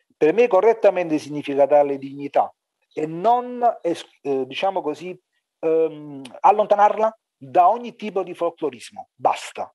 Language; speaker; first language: Italian; native; Italian